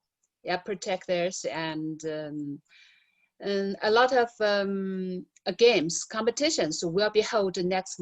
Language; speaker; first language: English; non-native, learner; Chinese